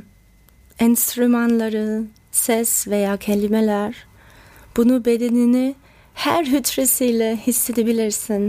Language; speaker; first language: Turkish; early bilingual, heritage; Turkish